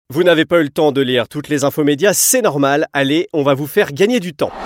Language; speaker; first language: French; native; French